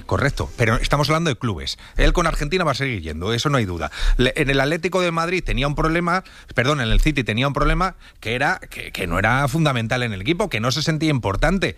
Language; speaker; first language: Spanish; native; Spanish